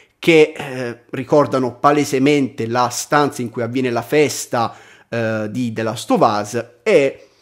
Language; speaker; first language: Italian; native; Italian